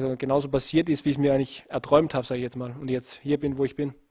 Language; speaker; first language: German; native; German